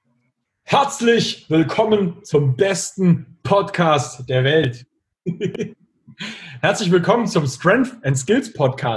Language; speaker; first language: German; native; German